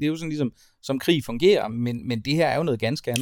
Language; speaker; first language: Danish; native; Danish